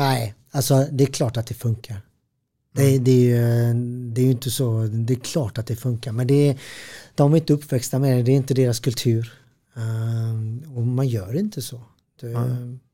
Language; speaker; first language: Swedish; early bilingual, other home language; Serbian